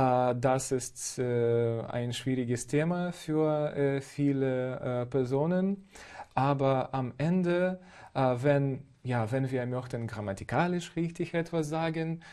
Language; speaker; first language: German; non-native, fluent; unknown